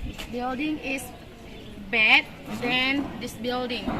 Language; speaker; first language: English; non-native, learner; Indonesian